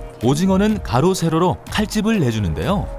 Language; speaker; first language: Korean; native; Korean